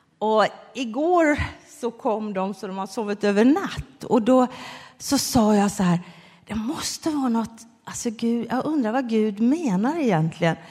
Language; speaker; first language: Swedish; native; Swedish